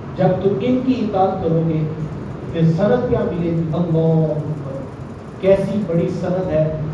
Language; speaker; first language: Urdu; native; Urdu